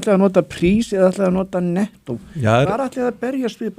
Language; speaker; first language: Icelandic; native; Icelandic